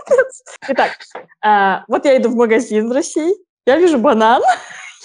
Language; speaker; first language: Russian; native; Russian